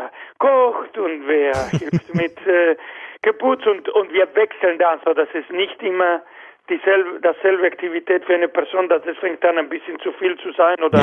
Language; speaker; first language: German; non-native, learner; Spanish